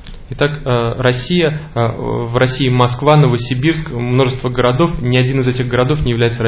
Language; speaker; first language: Russian; native; Russian